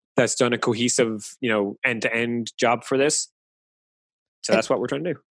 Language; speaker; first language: English; native; English